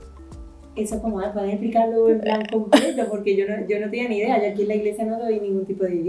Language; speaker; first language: Spanish; native; Spanish